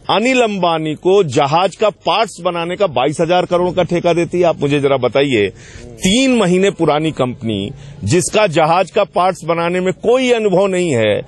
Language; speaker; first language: Hindi; native; Hindi